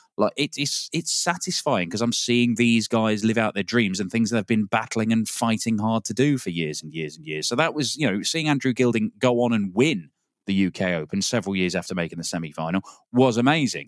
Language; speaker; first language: English; native; English